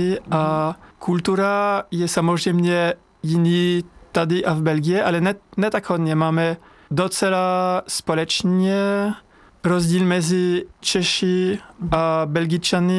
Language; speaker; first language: Czech; non-native, learner; French